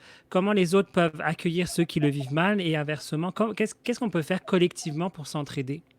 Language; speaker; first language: French; native; French